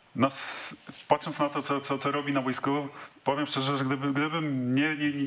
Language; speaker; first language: Polish; native; Polish